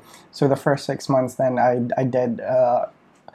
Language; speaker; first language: English; non-native, fluent; Malay